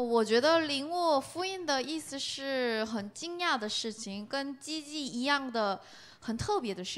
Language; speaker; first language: Chinese; non-native, learner; Korean